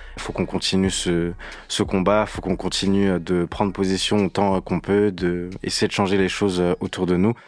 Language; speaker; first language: French; native; French